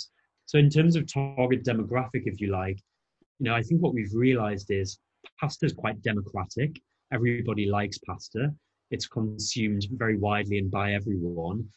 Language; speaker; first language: English; native; English